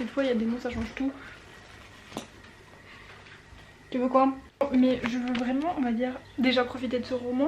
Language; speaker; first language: French; native; French